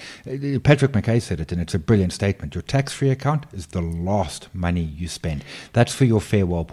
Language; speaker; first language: English; native; English